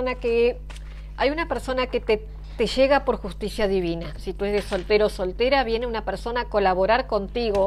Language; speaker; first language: Spanish; native; Spanish